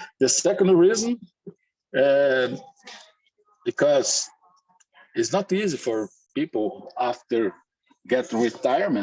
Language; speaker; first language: English; non-native, learner; Portuguese